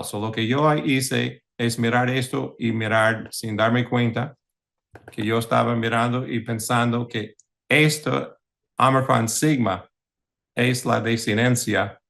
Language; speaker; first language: Spanish; early bilingual, heritage; English